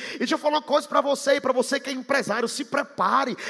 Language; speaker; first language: Portuguese; native; Portuguese